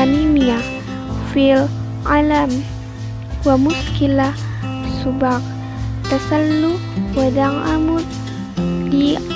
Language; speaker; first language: Arabic; non-native, learner; Indonesian